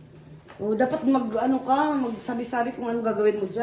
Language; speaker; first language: Filipino; native; Filipino